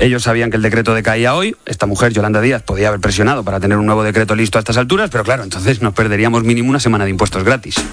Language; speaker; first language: Spanish; native; Spanish